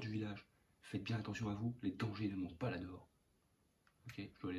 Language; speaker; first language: French; native; French